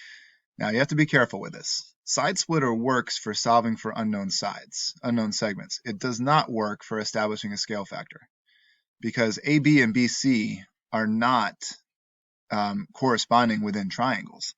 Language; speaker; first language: English; native; English